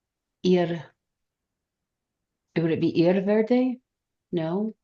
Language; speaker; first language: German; non-native, learner; English